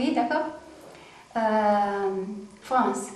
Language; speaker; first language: French; non-native, learner; Romanian